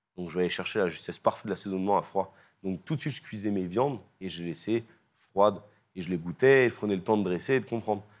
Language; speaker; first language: French; native; French